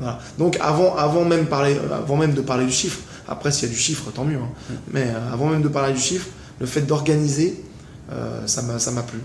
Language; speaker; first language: French; native; French